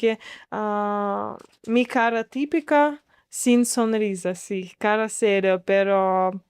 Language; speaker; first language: Spanish; non-native, learner; Russian